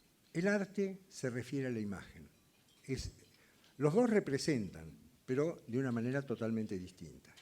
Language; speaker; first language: Spanish; native; Spanish